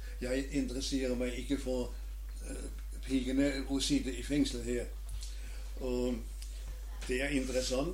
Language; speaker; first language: Norwegian; non-native, learner; German